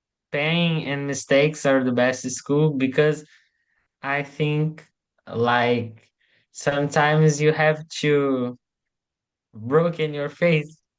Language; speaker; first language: English; non-native, learner; Portuguese